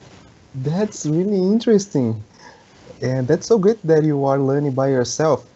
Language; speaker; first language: English; non-native, learner; Portuguese